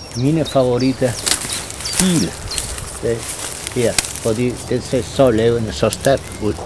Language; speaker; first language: Danish; non-native, fluent; Italian